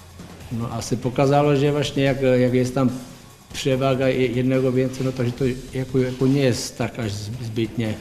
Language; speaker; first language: Polish; non-native, learner; Czech